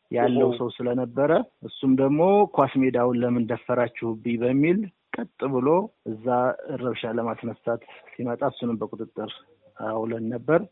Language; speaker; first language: Amharic; native; Amharic